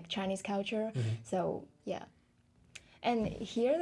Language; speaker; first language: English; non-native, fluent; Chinese